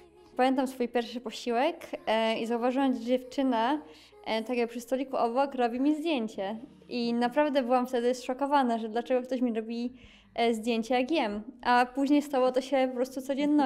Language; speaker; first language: Polish; native; Polish